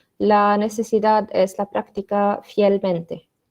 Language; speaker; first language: Spanish; non-native, learner; Arabic